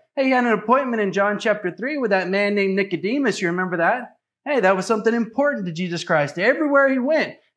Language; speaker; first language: English; native; English